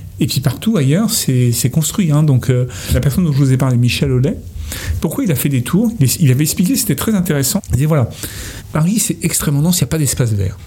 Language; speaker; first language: French; native; French